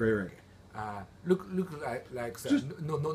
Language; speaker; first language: English; non-native, learner; Japanese